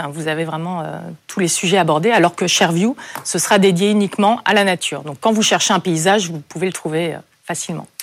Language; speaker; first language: French; native; French